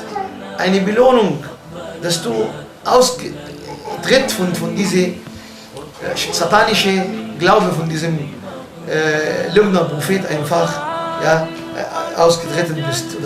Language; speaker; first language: German; non-native, fluent; Arabic